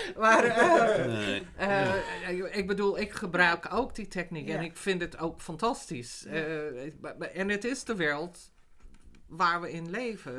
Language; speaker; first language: Dutch; non-native, fluent; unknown